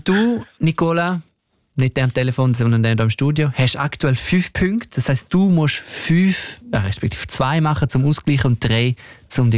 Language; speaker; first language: German; native; German